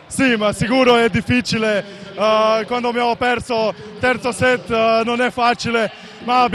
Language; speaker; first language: Italian; non-native, learner; Slovenian